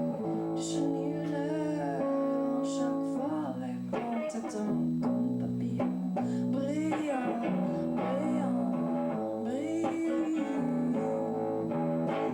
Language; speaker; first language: French; non-native, learner; English